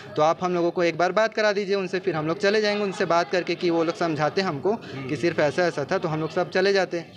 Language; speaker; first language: Hindi; native; Hindi